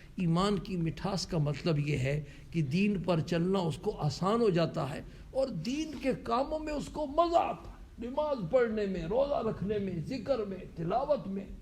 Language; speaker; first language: Urdu; non-native, local second language; Punjabi